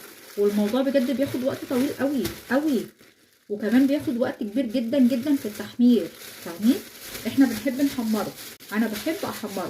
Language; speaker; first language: Arabic; native; Arabic